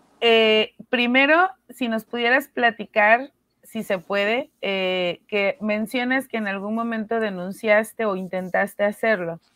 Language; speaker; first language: Spanish; native; Spanish